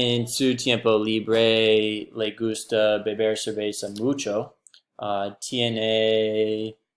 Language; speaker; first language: Spanish; non-native, learner; English